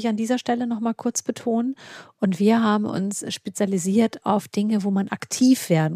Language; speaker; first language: German; native; German